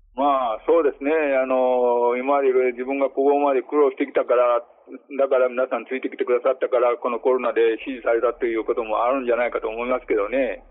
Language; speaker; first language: Japanese; native; Japanese